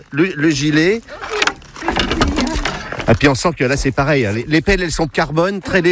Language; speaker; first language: French; native; French